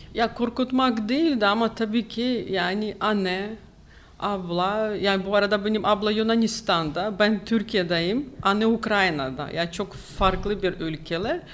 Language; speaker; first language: Turkish; non-native, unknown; Ukrainian